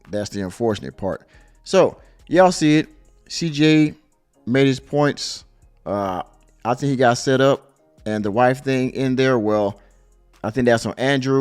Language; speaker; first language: English; native; English